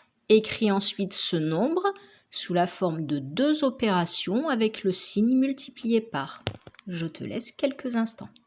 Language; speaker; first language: French; native; French